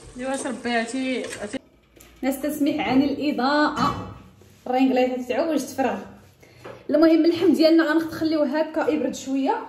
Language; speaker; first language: Arabic; native; Arabic